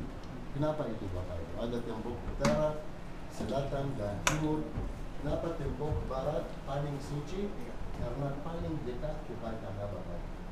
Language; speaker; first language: Indonesian; non-native, fluent; Hebrew